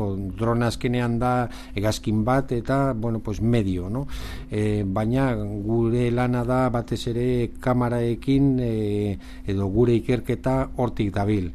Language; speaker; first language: Basque; non-native, local second language; Spanish